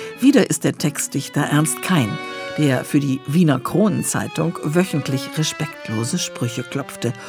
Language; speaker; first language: German; native; German